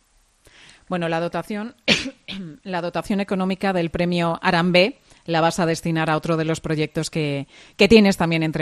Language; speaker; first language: Spanish; native; Spanish